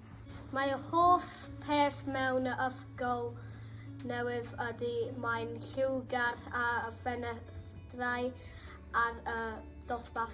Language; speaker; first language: Welsh; non-native, local second language; English